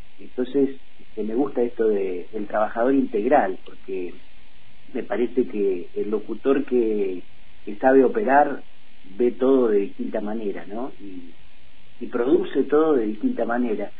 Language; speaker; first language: Spanish; native; Spanish